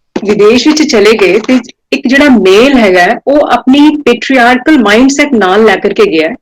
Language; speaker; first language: Punjabi; non-native, local second language; Hindi